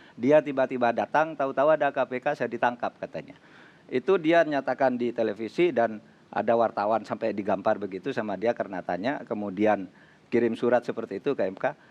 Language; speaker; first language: Indonesian; non-native, local second language; Madurese